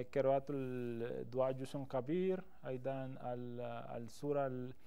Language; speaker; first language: Arabic; non-native, learner; Spanish